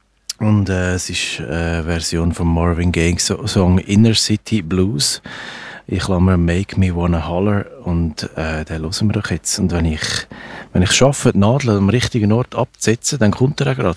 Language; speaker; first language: German; native; German